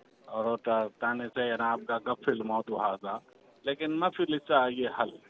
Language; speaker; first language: Arabic; non-native, learner; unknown